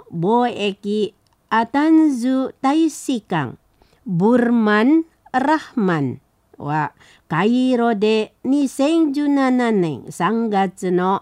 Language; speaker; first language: Japanese; non-native, learner; Indonesian